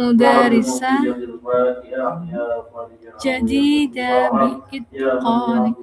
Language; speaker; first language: Arabic; non-native, learner; Indonesian